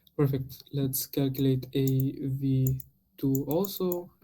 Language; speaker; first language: English; non-native, fluent; Romanian